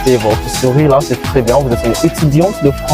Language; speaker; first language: French; non-native, fluent; Yoruba